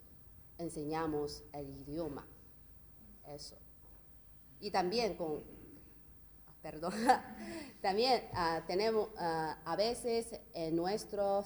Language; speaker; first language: Spanish; non-native, learner; Chinese